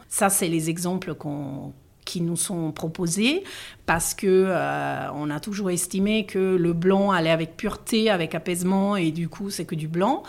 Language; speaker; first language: French; non-native, fluent; Italian